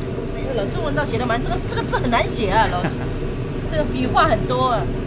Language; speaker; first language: Chinese; native; Chinese